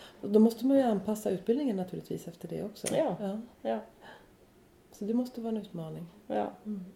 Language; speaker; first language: Swedish; native; Swedish